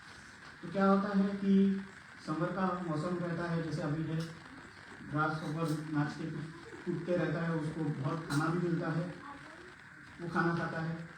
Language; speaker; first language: Hindi; non-native, local second language; Bangla